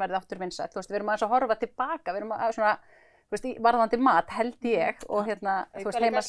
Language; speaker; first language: Icelandic; native; Icelandic